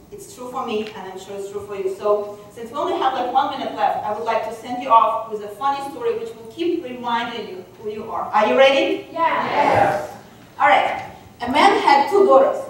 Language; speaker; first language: English; non-native, fluent; Russian